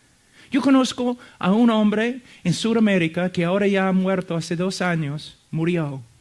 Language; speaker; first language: Spanish; non-native, fluent; English